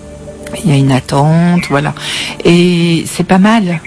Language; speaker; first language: French; native; French